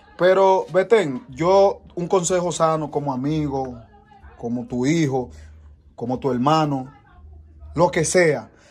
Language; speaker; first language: Spanish; native; Spanish